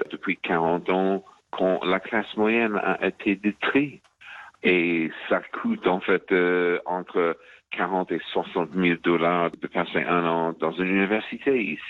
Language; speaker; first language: French; non-native, fluent; English